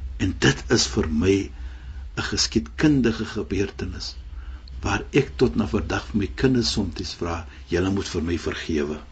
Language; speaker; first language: Afrikaans; non-native, fluent; Arabic